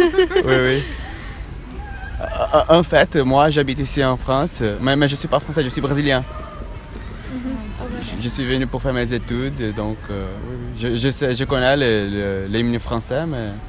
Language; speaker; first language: French; non-native, fluent; Portuguese